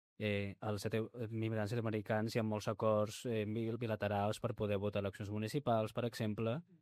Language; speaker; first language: Catalan; early bilingual, other home language; Spanish